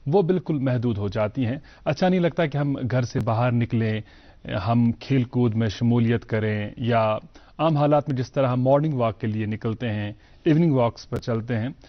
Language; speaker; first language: Hindi; non-native, local second language; Kashmiri